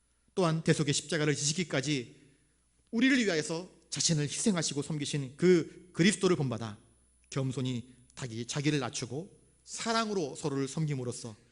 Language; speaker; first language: Korean; native; Korean